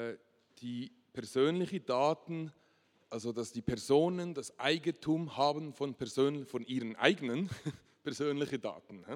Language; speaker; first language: German; non-native, local second language; French